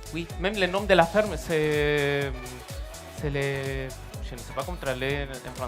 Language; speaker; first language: French; non-native, fluent; Spanish